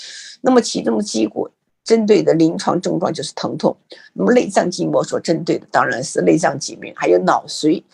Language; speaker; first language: Chinese; native; Chinese